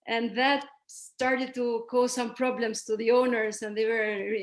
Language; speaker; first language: English; non-native, fluent; Albanian